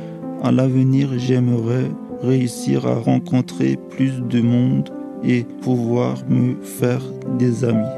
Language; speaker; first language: French; early bilingual, other home language; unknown